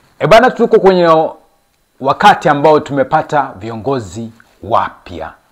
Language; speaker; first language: Swahili; native; Swahili